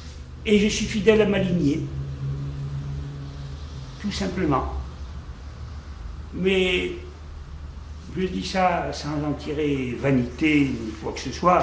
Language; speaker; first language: French; native; French